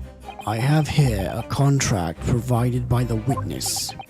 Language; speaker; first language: English; native; English